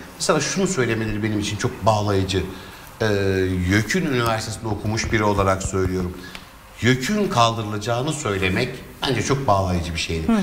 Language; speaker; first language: Turkish; native; Turkish